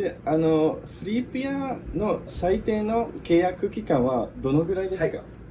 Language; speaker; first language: Japanese; non-native, fluent; English